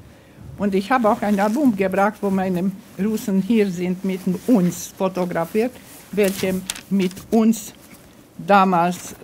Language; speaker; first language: German; non-native, fluent; Romanian